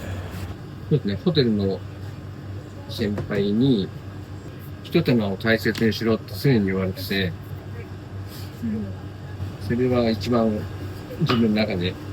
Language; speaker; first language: Japanese; native; Japanese